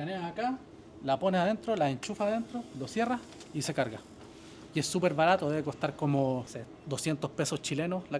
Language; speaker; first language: Spanish; native; Spanish